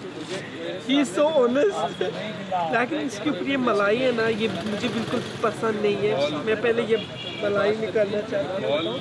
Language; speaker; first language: Hindi; non-native, learner; Turkish